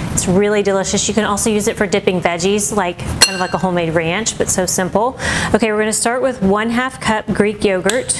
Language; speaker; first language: English; native; English